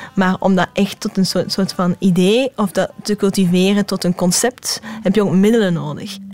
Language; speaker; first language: Dutch; native; Dutch